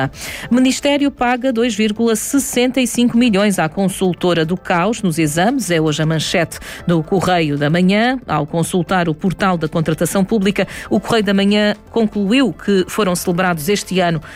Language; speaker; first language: Portuguese; native; Portuguese